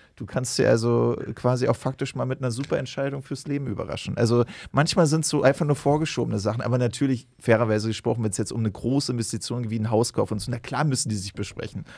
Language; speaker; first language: German; native; German